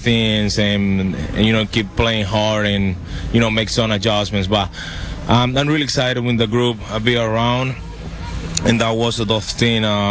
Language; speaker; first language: English; non-native, fluent; Spanish